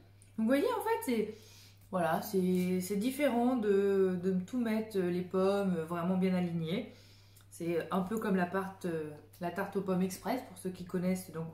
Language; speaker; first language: French; native; French